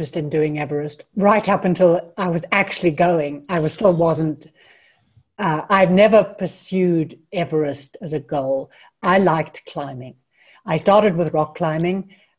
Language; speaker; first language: English; native; English